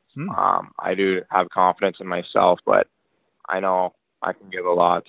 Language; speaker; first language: English; native; English